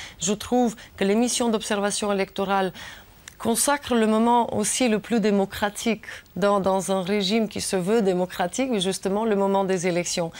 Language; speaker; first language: French; non-native, fluent; Bulgarian